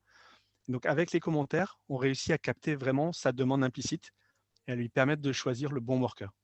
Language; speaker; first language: French; native; French